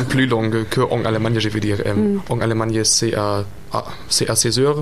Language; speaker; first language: French; non-native, learner; German